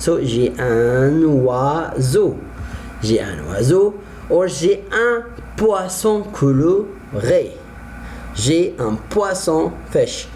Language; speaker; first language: French; non-native, fluent; Arabic